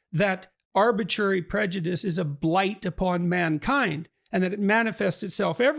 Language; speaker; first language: English; native; English